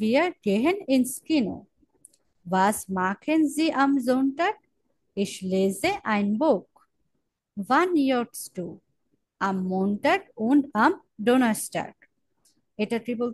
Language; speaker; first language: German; non-native, fluent; Bangla